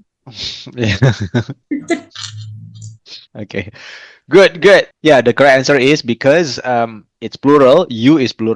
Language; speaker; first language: English; non-native, fluent; Indonesian